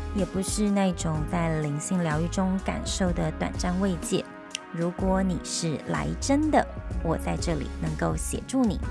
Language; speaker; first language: Chinese; native; Chinese